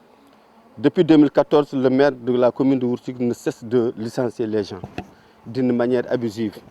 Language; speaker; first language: French; non-native, local second language; Fula